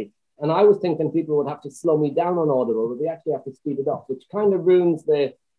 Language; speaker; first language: English; native; English